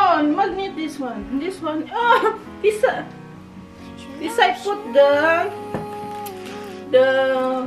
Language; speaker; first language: English; non-native, learner; Filipino